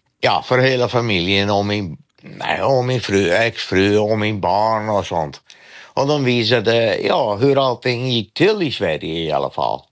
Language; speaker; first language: Swedish; non-native, fluent; Dutch